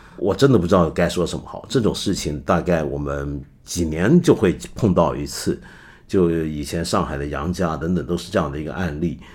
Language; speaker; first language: Chinese; non-native, local second language; Cantonese